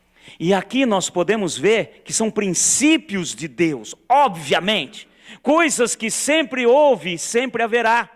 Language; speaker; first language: Portuguese; native; Portuguese